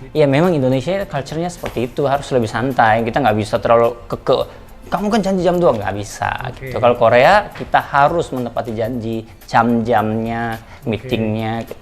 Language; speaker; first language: Indonesian; non-native, fluent; Korean